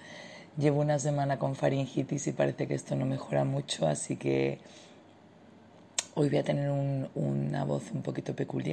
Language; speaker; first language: Spanish; native; Spanish